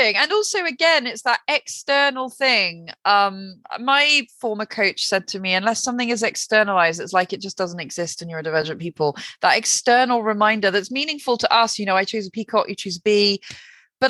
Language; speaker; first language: English; native; English